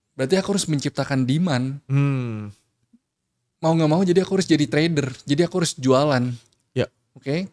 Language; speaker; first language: Indonesian; native; Indonesian